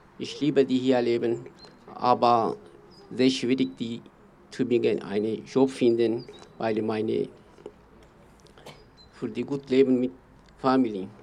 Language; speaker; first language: German; non-native, learner; Kurdish